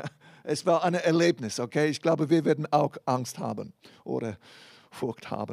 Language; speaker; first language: German; non-native, fluent; English